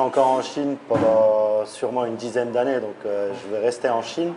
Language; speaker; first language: French; early bilingual, other home language; Arabic